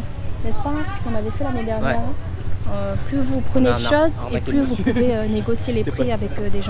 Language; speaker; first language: French; native; French